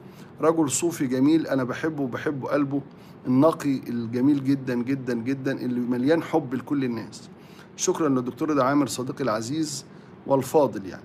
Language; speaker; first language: Arabic; native; Arabic